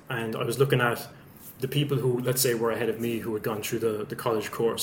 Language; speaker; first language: English; native; English